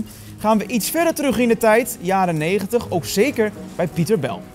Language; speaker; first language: Dutch; native; Dutch